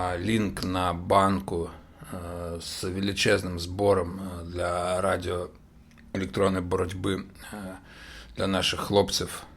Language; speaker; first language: Ukrainian; non-native, local second language; Russian